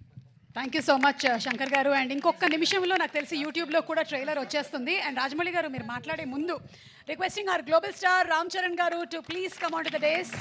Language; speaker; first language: Telugu; native; Telugu